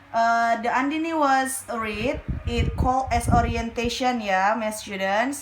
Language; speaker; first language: English; non-native, learner; Indonesian